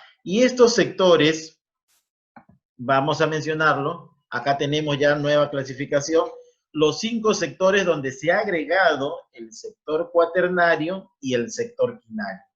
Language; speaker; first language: Spanish; native; Spanish